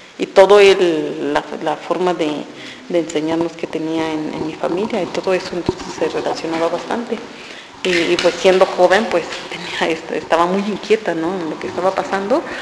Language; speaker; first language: Spanish; non-native, local second language; Tzotzil